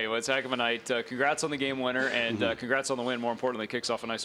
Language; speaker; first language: English; native; English